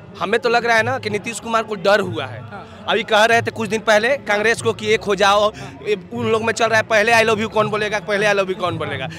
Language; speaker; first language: Hindi; native; Hindi